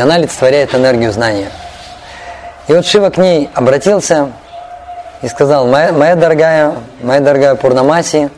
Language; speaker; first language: Russian; native; Russian